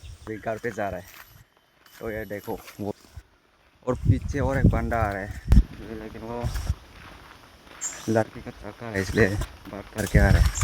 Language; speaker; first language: Hindi; non-native, local second language; Kok Borok